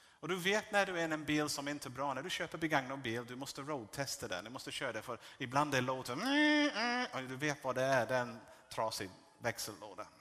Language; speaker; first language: Swedish; non-native, fluent; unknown